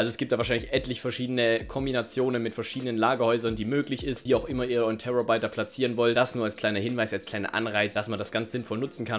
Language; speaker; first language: German; native; German